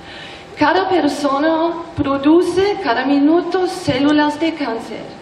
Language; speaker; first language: Spanish; non-native, learner; German